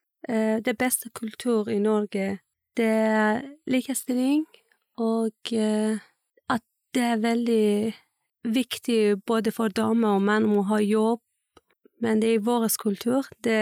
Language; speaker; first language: Norwegian; non-native, learner; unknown